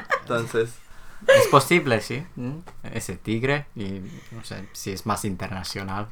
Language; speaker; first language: Spanish; non-native, learner; Korean